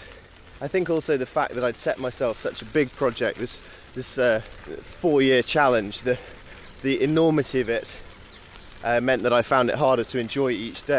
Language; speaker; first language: English; native; English